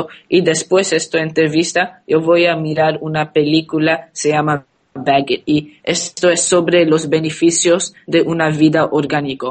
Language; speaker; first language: Spanish; non-native, learner; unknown